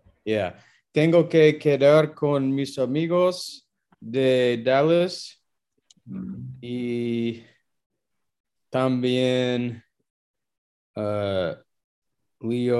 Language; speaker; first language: Spanish; non-native, learner; English